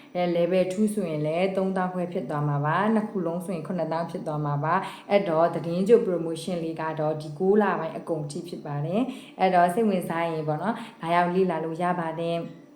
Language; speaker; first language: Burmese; native; Burmese